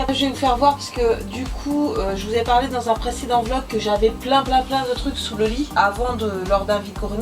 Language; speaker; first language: French; native; French